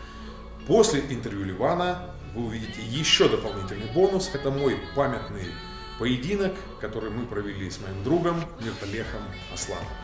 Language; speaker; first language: Russian; native; Russian